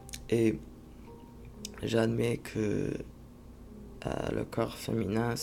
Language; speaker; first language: French; non-native, fluent; English